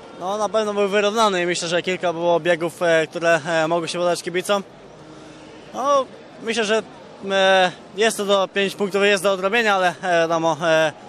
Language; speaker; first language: Polish; non-native, fluent; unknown